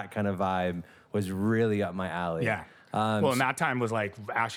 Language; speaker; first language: English; early bilingual, other home language; Spanish